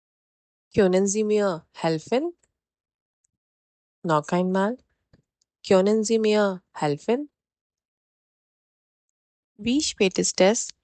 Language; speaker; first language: German; non-native, fluent; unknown